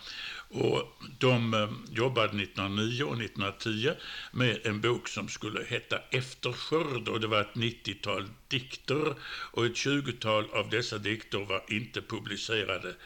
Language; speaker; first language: Swedish; native; Swedish